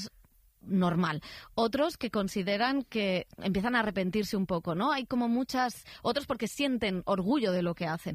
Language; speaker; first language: Spanish; native; Spanish